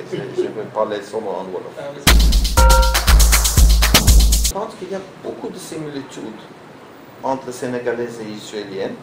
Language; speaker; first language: French; non-native, learner; Hebrew